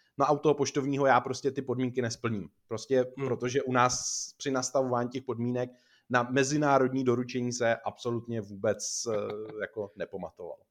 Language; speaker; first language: Czech; native; Czech